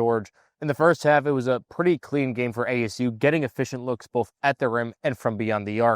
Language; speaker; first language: English; native; English